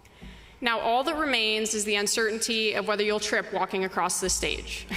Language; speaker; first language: English; native; English